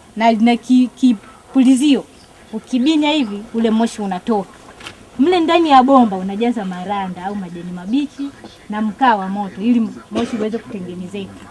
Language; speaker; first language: Swahili; native; Swahili